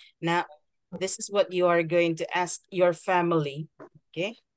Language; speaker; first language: English; non-native, fluent; Indonesian